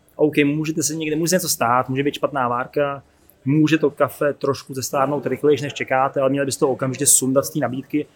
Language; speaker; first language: Czech; native; Czech